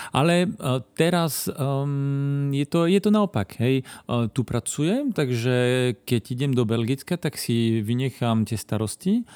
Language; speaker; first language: Slovak; non-native, fluent; French